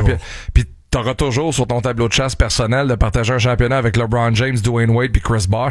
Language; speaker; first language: French; native; French